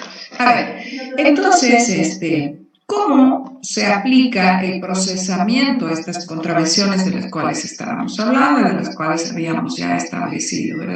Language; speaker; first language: Spanish; native; Spanish